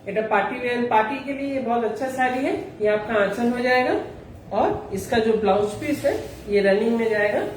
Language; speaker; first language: Hindi; non-native, local second language; Bangla